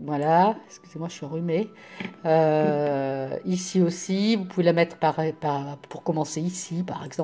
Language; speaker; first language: French; native; French